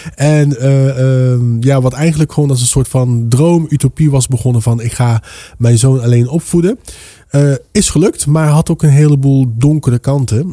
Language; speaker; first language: Dutch; early bilingual, other home language; Papiamento